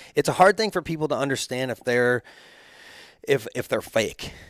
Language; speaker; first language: English; native; English